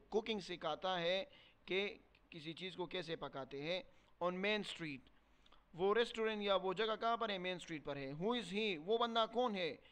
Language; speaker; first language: Urdu; non-native, local second language; Pashto